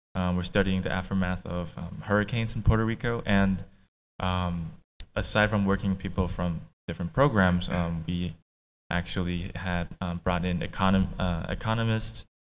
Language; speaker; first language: English; native; English